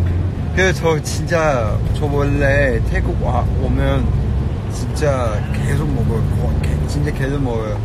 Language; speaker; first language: Korean; non-native, learner; Cantonese